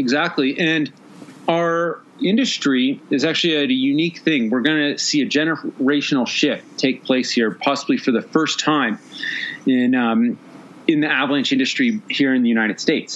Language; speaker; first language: English; native; English